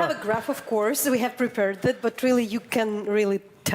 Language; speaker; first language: English; non-native, fluent; Ukrainian